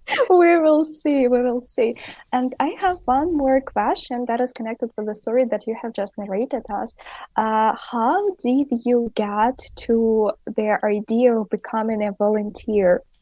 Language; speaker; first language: English; non-native, fluent; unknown